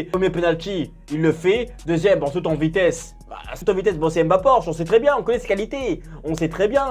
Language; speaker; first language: French; native; French